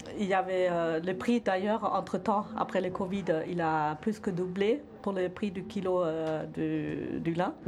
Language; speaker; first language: French; non-native, fluent; German